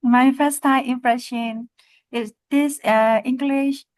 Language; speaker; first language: English; non-native, learner; Burmese